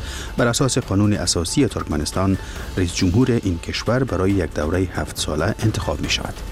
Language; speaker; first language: Persian; native; Persian